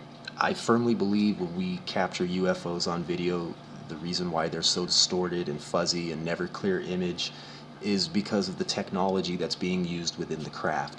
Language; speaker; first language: English; native; English